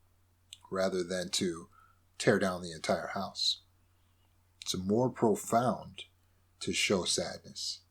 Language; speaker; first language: English; native; English